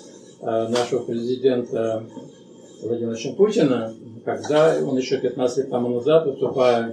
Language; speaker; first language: Russian; native; Russian